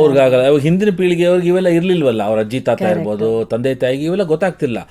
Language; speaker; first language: Kannada; native; Kannada